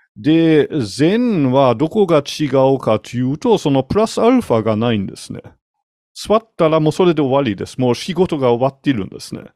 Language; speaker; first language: Japanese; non-native, fluent; German